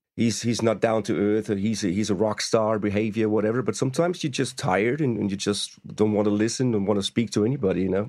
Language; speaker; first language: English; non-native, fluent; German